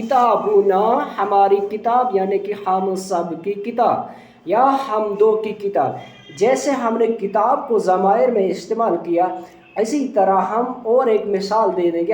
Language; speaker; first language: Urdu; non-native, local second language; Punjabi